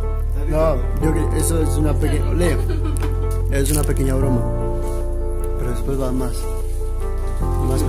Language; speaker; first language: Spanish; native; Spanish